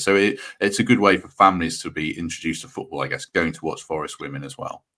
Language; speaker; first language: English; native; English